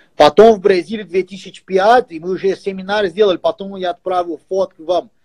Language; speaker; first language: Russian; non-native, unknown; Portuguese